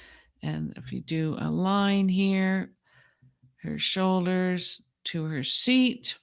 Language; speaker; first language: English; native; English